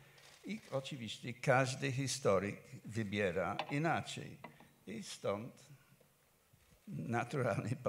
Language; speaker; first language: Polish; non-native, fluent; English